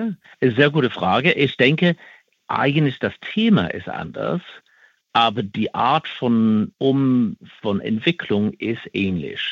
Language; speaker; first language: German; non-native, fluent; English